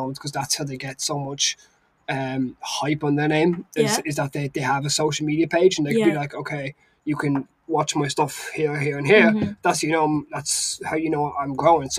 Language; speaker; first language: English; native; English